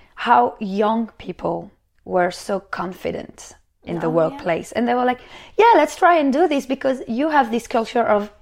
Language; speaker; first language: English; non-native, fluent; French